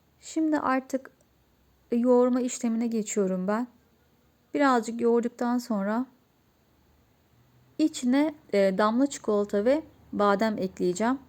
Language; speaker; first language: Turkish; native; Turkish